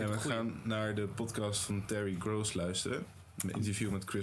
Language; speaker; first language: Dutch; native; Dutch